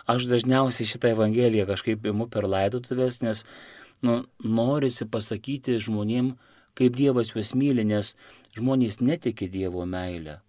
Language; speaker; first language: Lithuanian; native; Lithuanian